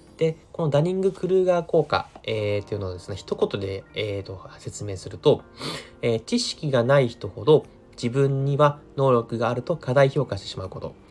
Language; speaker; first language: Japanese; native; Japanese